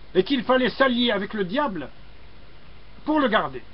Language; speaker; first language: French; non-native, local second language; Arabic